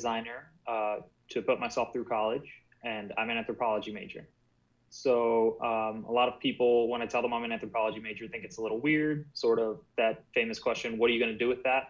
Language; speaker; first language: English; native; English